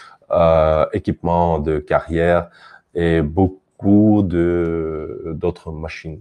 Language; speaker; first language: French; non-native, fluent; Russian